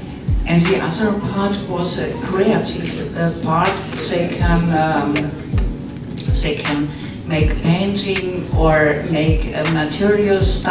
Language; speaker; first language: English; non-native, learner; German